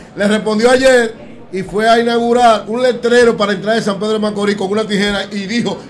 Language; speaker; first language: Spanish; native; Spanish